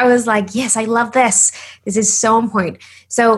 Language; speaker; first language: English; non-native, fluent; Spanish